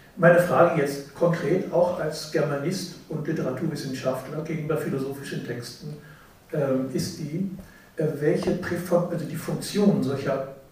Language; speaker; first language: German; native; German